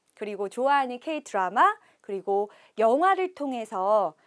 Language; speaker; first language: Korean; native; Korean